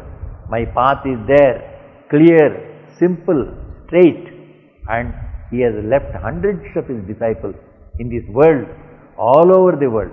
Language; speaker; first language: English; non-native, local second language; Tamil